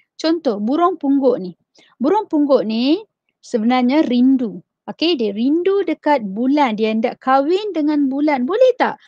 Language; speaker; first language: Malay; non-native, local second language; Tamil